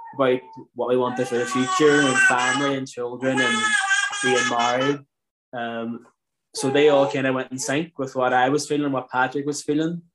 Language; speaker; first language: English; native; English